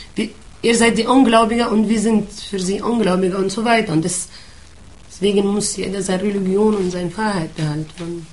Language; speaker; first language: German; non-native, fluent; Arabic